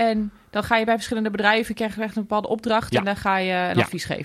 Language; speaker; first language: Dutch; native; Dutch